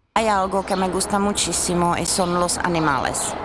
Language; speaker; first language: Spanish; non-native, learner; Czech